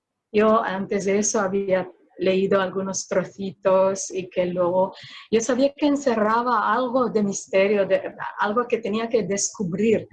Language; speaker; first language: Spanish; non-native, fluent; Filipino